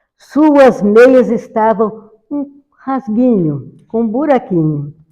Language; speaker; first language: Portuguese; native; Portuguese